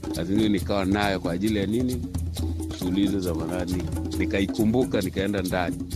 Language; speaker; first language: Swahili; native; Swahili